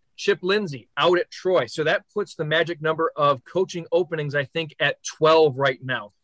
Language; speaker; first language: English; native; English